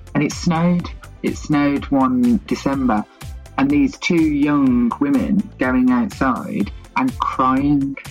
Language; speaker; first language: English; native; English